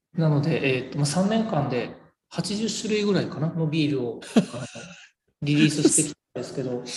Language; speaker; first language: Japanese; native; Japanese